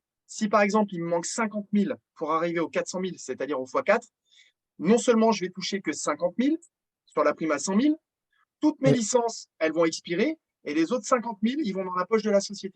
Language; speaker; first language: French; native; French